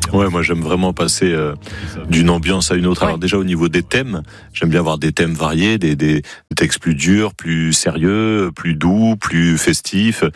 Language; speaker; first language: French; native; French